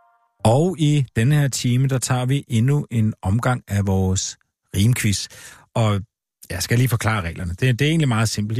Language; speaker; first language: Danish; native; Danish